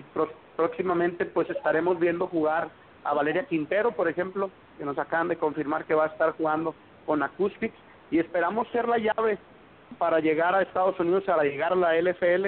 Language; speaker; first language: Spanish; native; Spanish